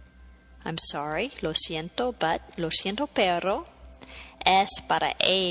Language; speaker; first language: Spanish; non-native, fluent; English